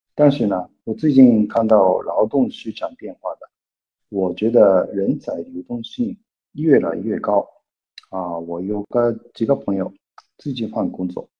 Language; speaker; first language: Chinese; non-native, fluent; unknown